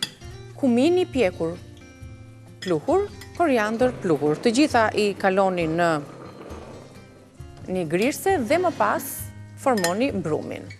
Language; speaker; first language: Albanian; native; Albanian